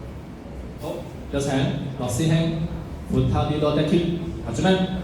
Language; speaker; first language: Cantonese; native; Cantonese